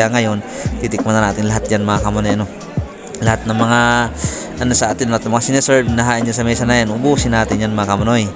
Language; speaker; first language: Filipino; non-native, local second language; Bikol